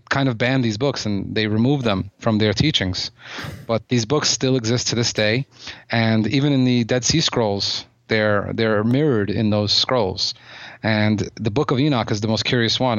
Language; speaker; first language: English; native; English